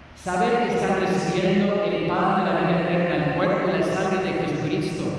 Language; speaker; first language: Spanish; non-native, fluent; English